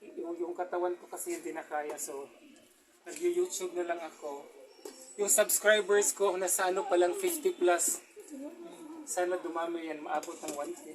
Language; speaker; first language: Filipino; non-native, local second language; Cebuano